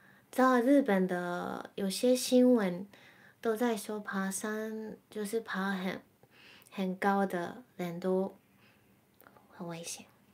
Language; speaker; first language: Chinese; non-native, fluent; Japanese